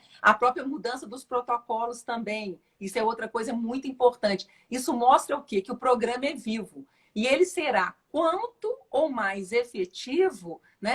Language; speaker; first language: Portuguese; native; Portuguese